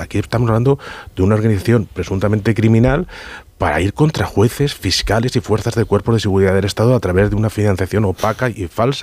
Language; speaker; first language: Spanish; native; Spanish